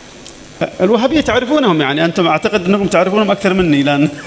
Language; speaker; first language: Arabic; native; Arabic